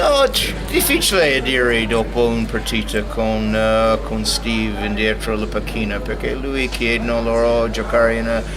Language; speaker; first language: Italian; non-native, learner; English